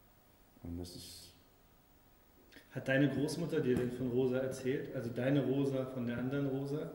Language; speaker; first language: German; native; German